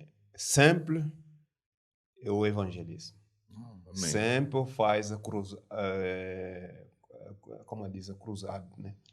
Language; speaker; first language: Portuguese; non-native, learner; French